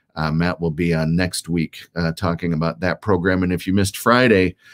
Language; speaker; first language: English; native; English